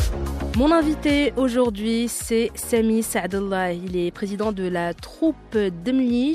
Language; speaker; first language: French; native; French